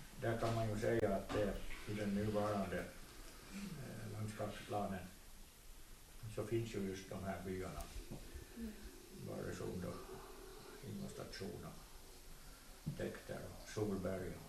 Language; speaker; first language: Swedish; native; Swedish